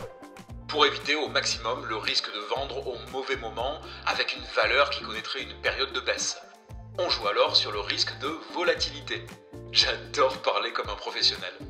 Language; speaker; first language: French; native; French